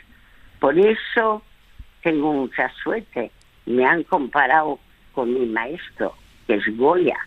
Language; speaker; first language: Spanish; early bilingual, other home language; French